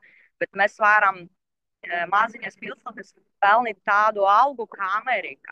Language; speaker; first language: Latvian; non-native, local second language; Russian